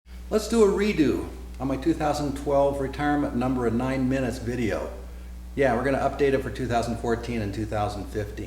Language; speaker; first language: English; native; English